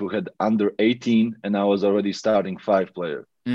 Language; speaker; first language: English; non-native, fluent; Latvian